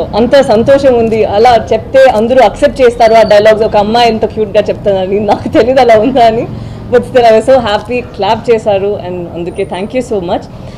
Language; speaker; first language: Telugu; non-native, learner; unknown